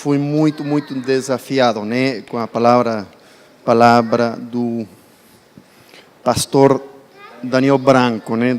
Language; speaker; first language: Portuguese; non-native, fluent; English